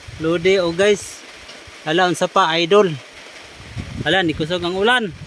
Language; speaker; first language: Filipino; non-native, local second language; Cebuano